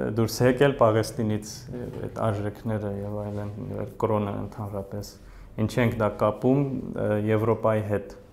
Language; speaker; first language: Armenian; early bilingual, heritage; Armenian